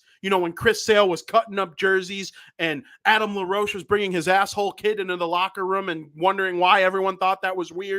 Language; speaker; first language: English; native; English